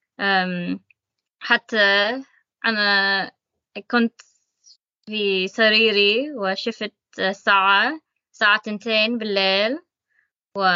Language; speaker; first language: Arabic; non-native, learner; English